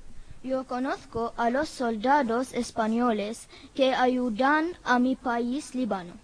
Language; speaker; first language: Spanish; non-native, learner; Arabic